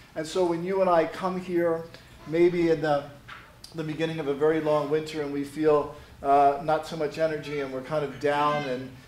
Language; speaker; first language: English; native; English